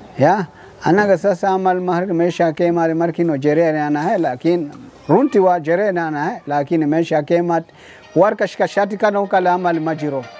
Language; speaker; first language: Somali; non-native, learner; Swahili